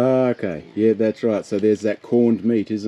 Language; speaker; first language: English; native; English